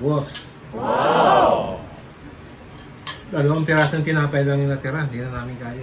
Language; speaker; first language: Filipino; native; Filipino